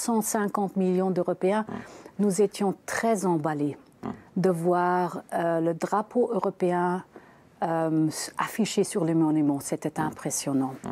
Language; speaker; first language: French; non-native, fluent; German